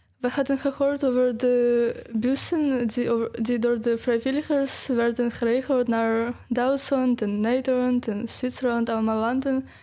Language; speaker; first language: Dutch; non-native, fluent; Ukrainian